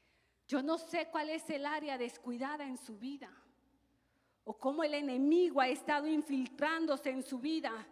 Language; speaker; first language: Spanish; native; Spanish